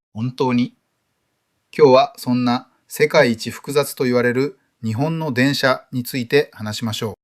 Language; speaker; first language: Japanese; non-native, fluent; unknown